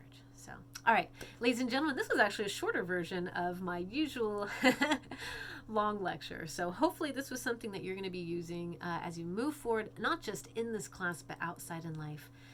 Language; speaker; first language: English; native; English